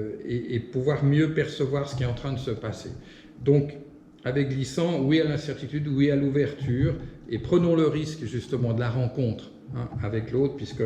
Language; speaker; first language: French; native; French